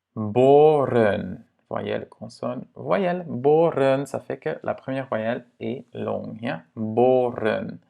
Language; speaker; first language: French; non-native, fluent; Dutch